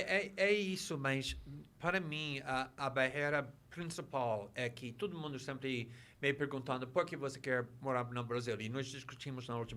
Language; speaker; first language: Portuguese; non-native, fluent; English